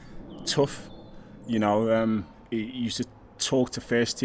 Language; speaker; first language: English; native; English